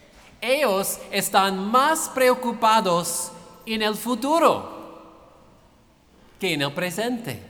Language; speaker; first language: Spanish; non-native, fluent; English